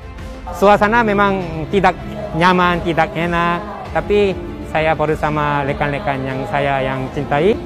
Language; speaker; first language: Indonesian; non-native, learner; Korean